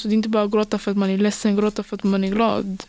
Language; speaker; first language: Swedish; early bilingual, other home language; Persian